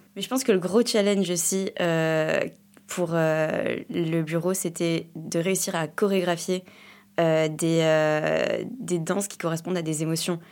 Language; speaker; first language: French; native; French